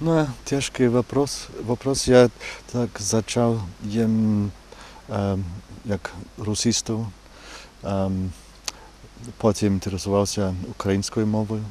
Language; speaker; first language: Ukrainian; non-native, fluent; English